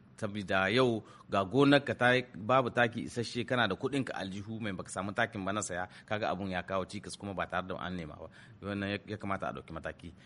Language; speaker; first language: Hausa; native; Hausa